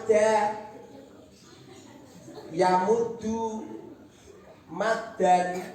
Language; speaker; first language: Arabic; non-native, fluent; Indonesian